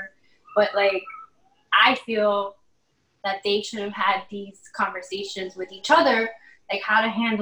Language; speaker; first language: English; native; English